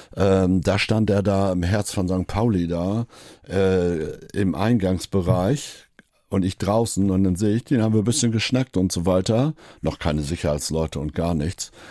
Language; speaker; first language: German; native; German